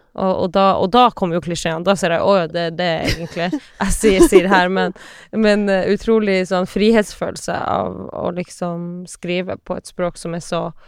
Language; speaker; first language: Norwegian; non-native, local second language; Northern Sami